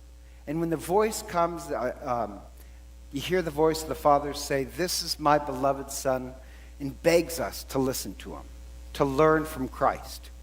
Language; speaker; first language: English; native; English